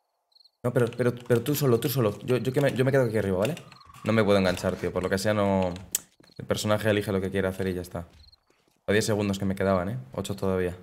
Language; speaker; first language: Spanish; native; Spanish